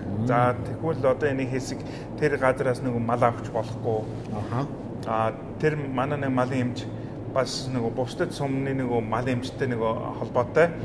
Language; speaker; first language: Mongolian; non-native, fluent; English